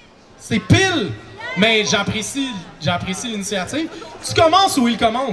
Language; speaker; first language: French; native; French